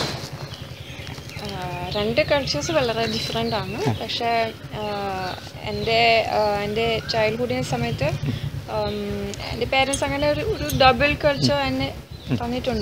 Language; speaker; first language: Malayalam; early bilingual, heritage; Malayalam